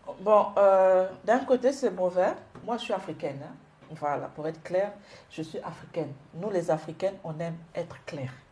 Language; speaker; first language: French; non-native, local second language; Lingala